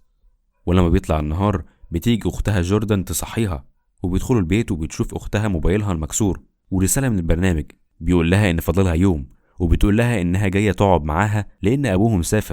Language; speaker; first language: Arabic; native; Arabic